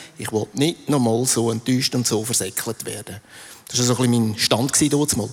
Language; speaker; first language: German; native; German